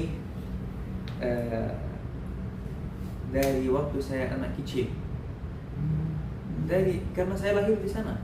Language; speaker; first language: Indonesian; non-native, learner; Arabic